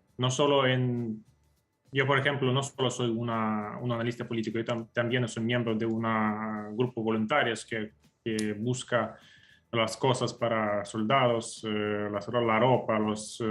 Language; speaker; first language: Spanish; non-native, fluent; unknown